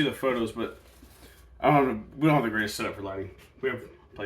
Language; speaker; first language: English; native; English